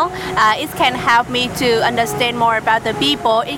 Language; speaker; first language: English; non-native, learner; Vietnamese